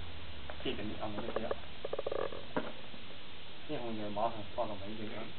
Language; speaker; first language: Chinese; native; Chinese